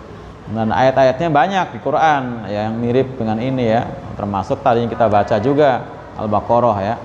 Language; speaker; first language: Indonesian; native; Indonesian